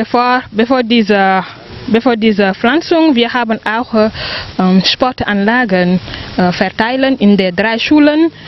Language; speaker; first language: German; non-native, fluent; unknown